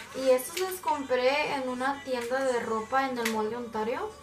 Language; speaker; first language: Spanish; early bilingual, heritage; Spanish